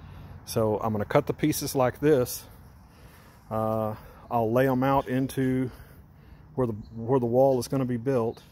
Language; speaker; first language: English; native; English